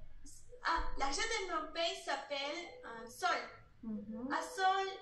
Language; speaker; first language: French; non-native, learner; Spanish